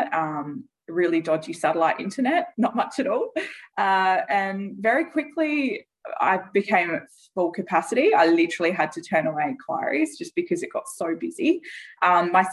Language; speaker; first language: English; native; English